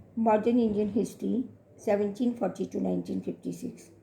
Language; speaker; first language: English; non-native, local second language; Hindi